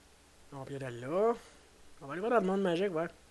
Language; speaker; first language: French; native; French